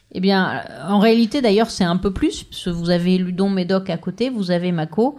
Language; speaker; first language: French; native; French